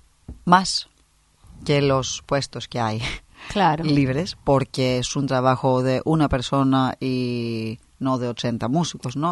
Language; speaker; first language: Spanish; non-native, fluent; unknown